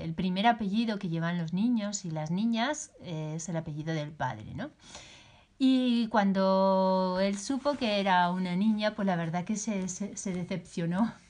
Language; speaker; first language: Spanish; native; Spanish